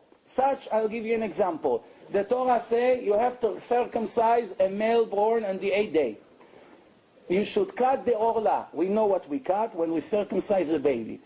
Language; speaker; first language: English; non-native, fluent; Hebrew